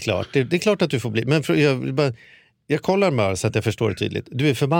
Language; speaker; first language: Swedish; native; Swedish